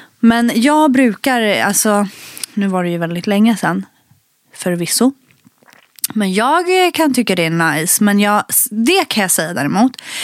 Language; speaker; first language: Swedish; early bilingual, other home language; Spanish